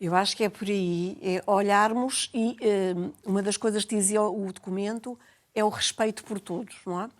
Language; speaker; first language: Portuguese; native; Portuguese